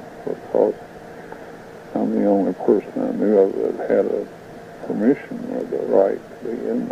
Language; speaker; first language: English; native; English